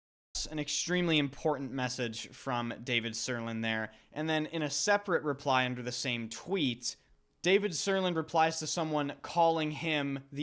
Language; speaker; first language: English; native; English